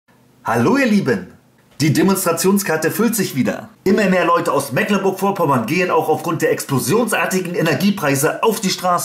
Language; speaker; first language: German; native; German